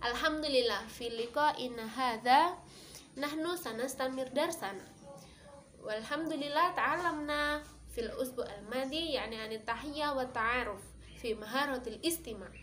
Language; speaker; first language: Arabic; non-native, fluent; Indonesian